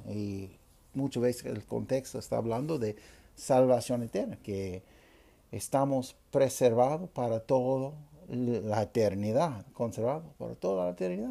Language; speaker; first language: Spanish; non-native, fluent; English